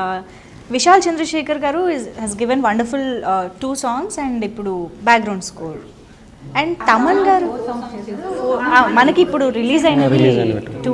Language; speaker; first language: Telugu; native; Telugu